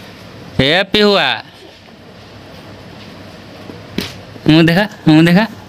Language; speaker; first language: Hindi; native; Hindi